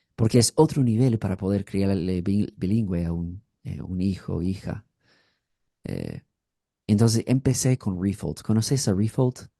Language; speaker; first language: Spanish; non-native, fluent; English